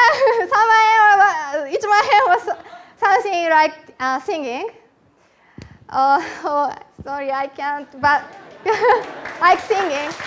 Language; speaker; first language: English; non-native, learner; Japanese